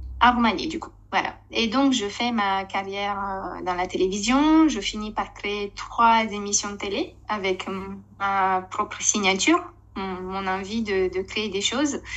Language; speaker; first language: French; non-native, fluent; Romanian